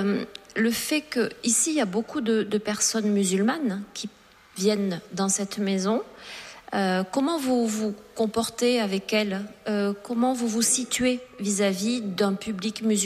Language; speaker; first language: French; native; French